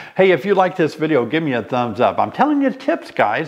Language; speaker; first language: English; native; English